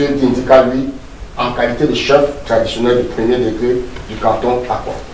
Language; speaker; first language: French; non-native, local second language; Duala